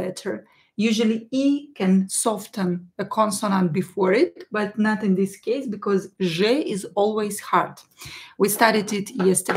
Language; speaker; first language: English; non-native, fluent; Russian